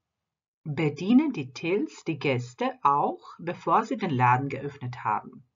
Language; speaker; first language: German; non-native, fluent; Croatian